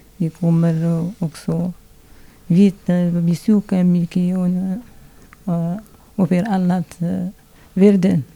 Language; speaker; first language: Swedish; non-native, learner; Arabic